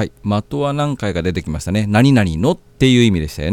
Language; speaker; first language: Japanese; native; Japanese